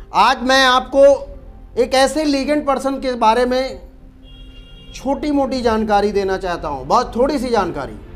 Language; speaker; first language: Hindi; native; Hindi